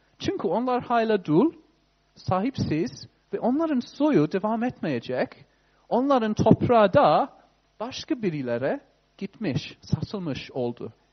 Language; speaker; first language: Turkish; non-native, fluent; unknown